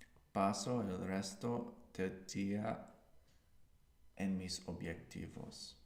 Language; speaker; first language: Spanish; non-native, learner; English